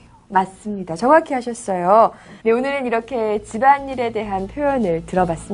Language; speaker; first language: Korean; native; Korean